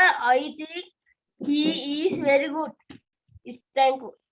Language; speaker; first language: English; non-native, learner; Sinhala